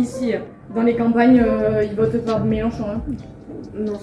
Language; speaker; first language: French; native; French